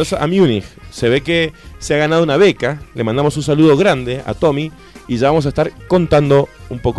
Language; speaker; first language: Spanish; native; Spanish